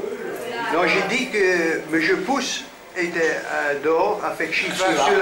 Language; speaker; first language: French; non-native, learner; Dutch